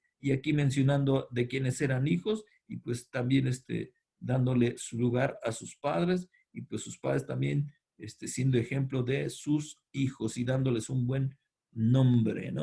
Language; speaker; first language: Spanish; native; Spanish